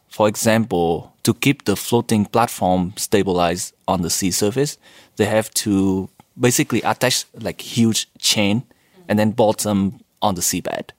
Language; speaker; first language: English; non-native, fluent; Vietnamese